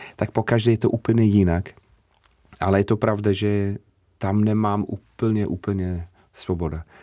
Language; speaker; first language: Czech; non-native, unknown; English